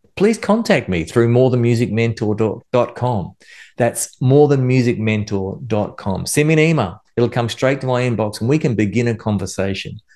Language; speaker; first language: English; native; English